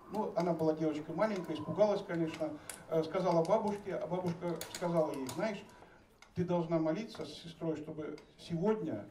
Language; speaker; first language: Russian; native; Russian